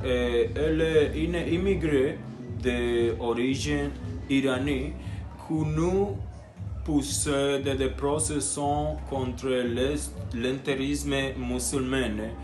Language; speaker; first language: French; non-native, learner; Spanish